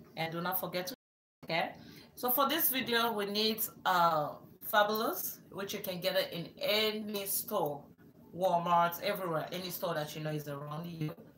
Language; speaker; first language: English; non-native, fluent; Lingala